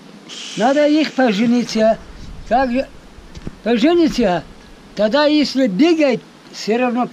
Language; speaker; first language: Russian; non-native, local second language; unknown